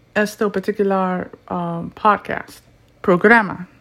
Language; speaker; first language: Spanish; non-native, learner; English